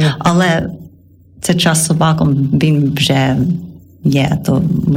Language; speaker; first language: Ukrainian; non-native, learner; English